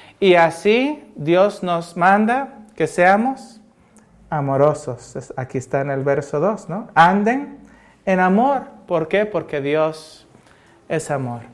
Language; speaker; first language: Spanish; early bilingual, heritage; Spanish